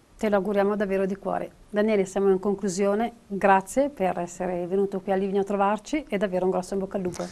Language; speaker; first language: Italian; native; Italian